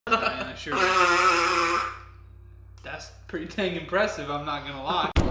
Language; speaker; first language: English; native; English